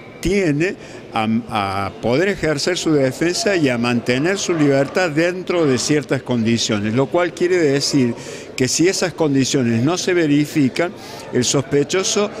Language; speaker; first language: Spanish; native; Spanish